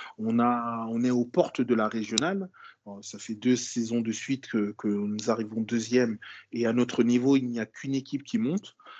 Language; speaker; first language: French; native; French